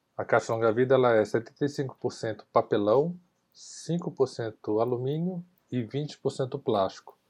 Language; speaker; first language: Portuguese; native; Portuguese